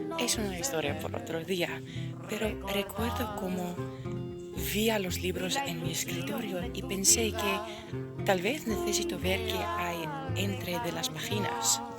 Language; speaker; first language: Spanish; non-native, learner; English